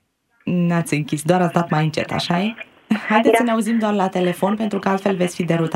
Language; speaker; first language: Romanian; native; Romanian